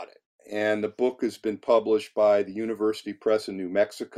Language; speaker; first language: English; native; English